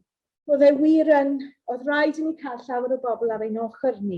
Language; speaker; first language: Welsh; non-native, local second language; English